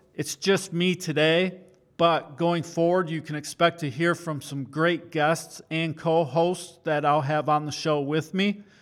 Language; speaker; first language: English; native; English